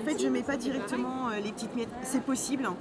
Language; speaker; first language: French; native; French